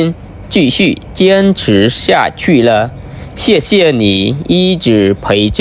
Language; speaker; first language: Chinese; non-native, fluent; Khmer